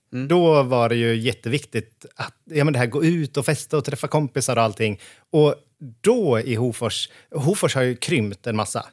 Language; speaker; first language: Swedish; native; Swedish